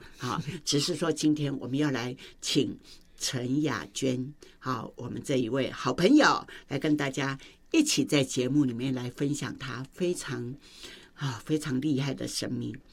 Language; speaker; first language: Chinese; native; Chinese